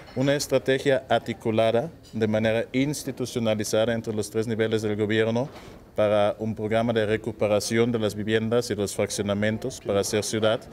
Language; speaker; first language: Spanish; non-native, fluent; German